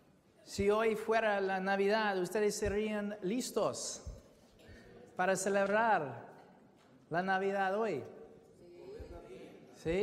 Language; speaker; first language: Spanish; non-native, fluent; English